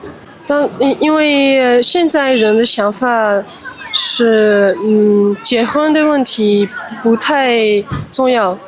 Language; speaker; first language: Chinese; early bilingual, heritage; Chinese